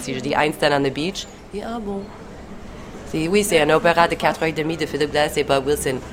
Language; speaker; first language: French; non-native, fluent; English